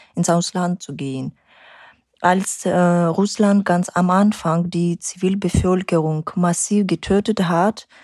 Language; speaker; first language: German; non-native, fluent; Ukrainian